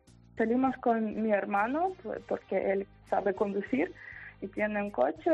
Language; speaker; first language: Spanish; non-native, fluent; Ukrainian